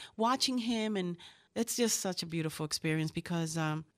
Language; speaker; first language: English; early bilingual, other home language; Spanish